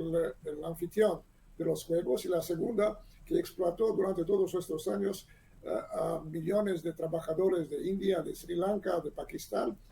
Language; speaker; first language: Spanish; non-native, learner; Hebrew